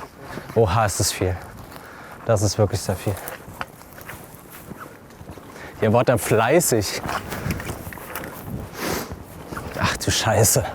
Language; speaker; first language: German; native; German